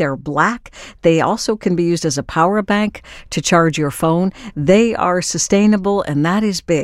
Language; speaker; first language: English; native; English